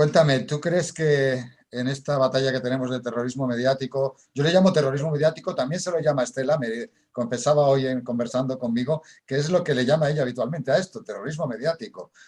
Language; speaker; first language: Spanish; native; Spanish